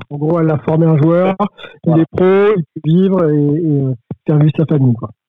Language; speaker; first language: French; native; French